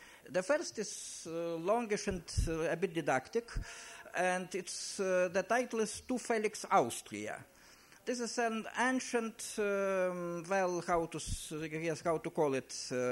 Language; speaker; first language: English; non-native, fluent; Lithuanian